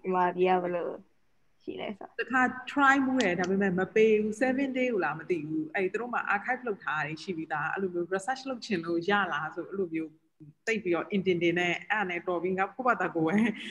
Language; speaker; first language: Burmese; native; Burmese